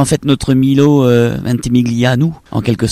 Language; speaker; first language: French; native; French